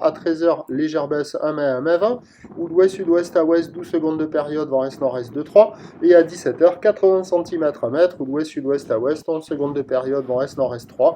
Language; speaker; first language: French; native; French